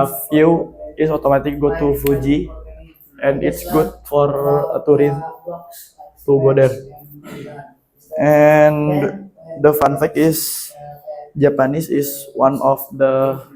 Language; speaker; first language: English; non-native, learner; Indonesian